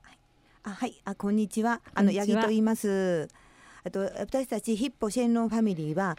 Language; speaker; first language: Japanese; native; Japanese